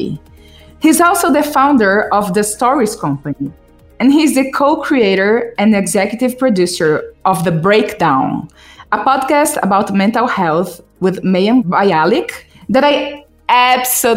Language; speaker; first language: English; non-native, fluent; Portuguese